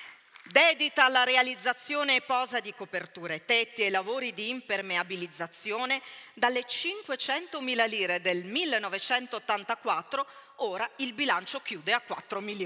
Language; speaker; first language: Italian; native; Italian